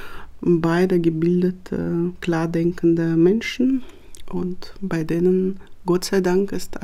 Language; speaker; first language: German; non-native, fluent; Russian